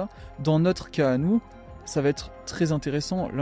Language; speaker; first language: French; native; French